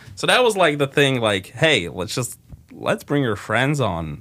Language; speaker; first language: English; non-native, fluent; Slovak